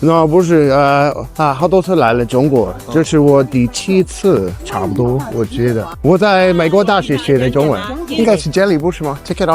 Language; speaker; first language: Chinese; non-native, fluent; English